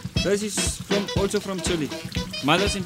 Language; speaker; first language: English; non-native, fluent; Spanish